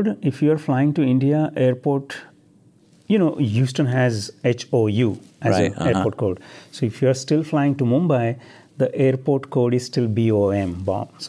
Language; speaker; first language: English; non-native, local second language; Marathi